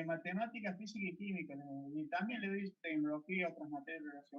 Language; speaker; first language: Spanish; native; Spanish